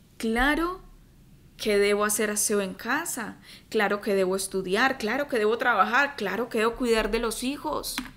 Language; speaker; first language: Spanish; native; Spanish